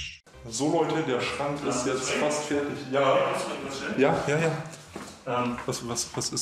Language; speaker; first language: German; native; German